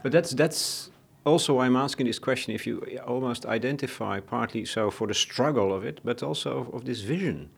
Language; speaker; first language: English; non-native, fluent; Dutch